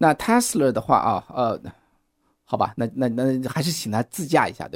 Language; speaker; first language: Chinese; native; Chinese